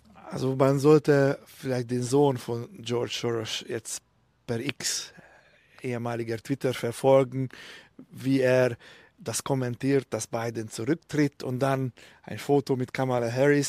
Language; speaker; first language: German; non-native, fluent; Hungarian